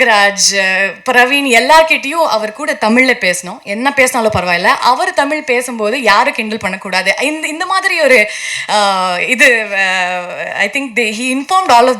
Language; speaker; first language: Tamil; non-native, learner; Kannada